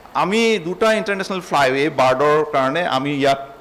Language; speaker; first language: English; non-native, local second language; Assamese